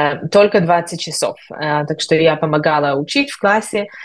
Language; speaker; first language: Russian; early bilingual, heritage; Russian